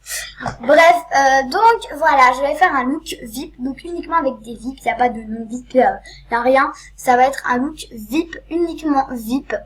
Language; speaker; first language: French; native; French